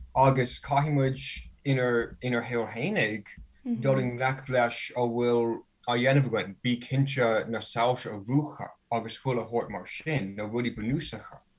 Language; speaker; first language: Irish; non-native, fluent; English